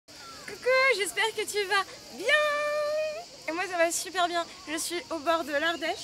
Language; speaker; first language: French; native; French